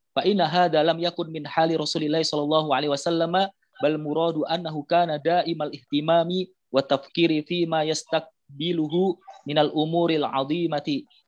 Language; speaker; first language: Arabic; non-native, fluent; Indonesian